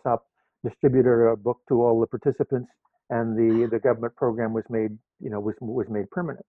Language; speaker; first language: English; native; English